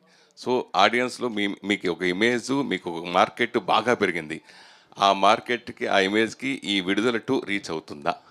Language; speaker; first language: Telugu; native; Telugu